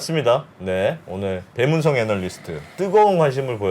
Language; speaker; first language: Korean; native; Korean